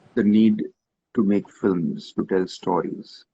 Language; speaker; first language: English; non-native, local second language; Hindi